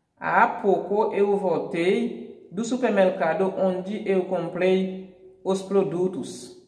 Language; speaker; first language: Portuguese; non-native, fluent; Haitian Creole